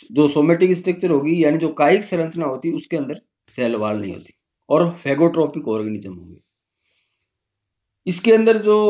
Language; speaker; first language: Hindi; native; Hindi